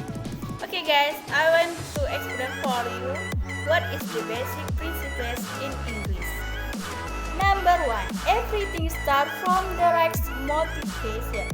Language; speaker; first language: English; non-native, learner; Indonesian